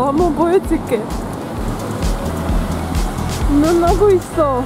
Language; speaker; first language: Korean; non-native, fluent; Dutch